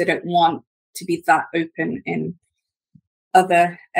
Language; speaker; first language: English; native; English